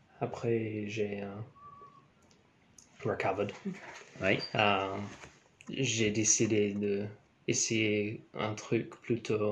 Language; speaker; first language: French; non-native, learner; English